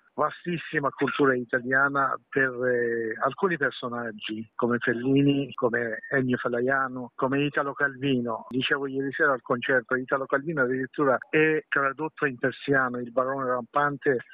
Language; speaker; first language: Italian; non-native, fluent; Persian